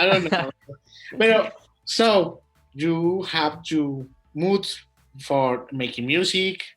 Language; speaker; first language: English; non-native, learner; Spanish